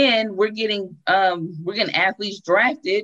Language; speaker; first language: English; native; English